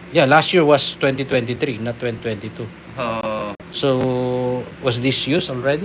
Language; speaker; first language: English; non-native, local second language; Filipino